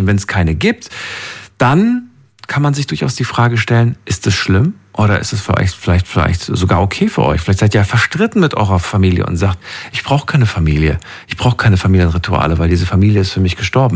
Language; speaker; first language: German; native; German